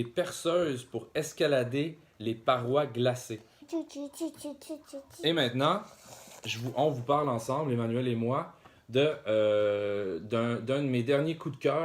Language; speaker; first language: French; native; French